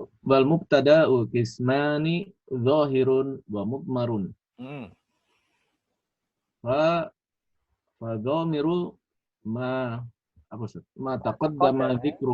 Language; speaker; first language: Arabic; non-native, learner; Indonesian